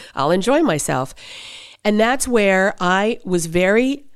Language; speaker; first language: English; native; English